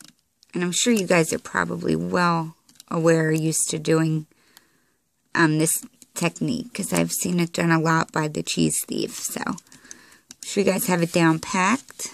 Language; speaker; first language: English; native; English